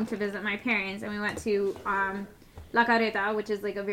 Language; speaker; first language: English; early bilingual, other home language; Spanish